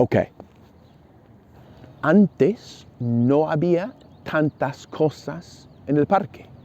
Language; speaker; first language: Spanish; non-native, fluent; English